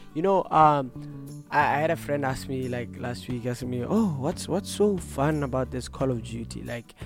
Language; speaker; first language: English; non-native, local second language; Tswana